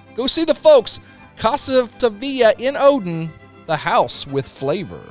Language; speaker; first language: English; native; English